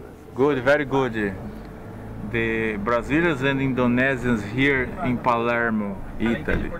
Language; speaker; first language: English; non-native, learner; Portuguese